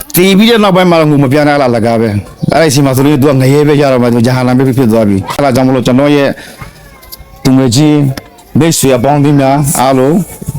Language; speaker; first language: Burmese; non-native, local second language; Rohingya